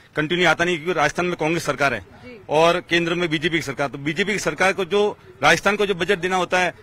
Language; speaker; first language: Hindi; native; Hindi